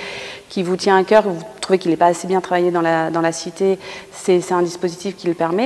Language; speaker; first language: French; native; French